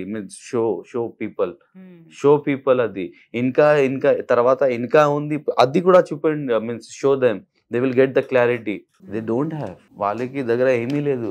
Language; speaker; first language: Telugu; non-native, learner; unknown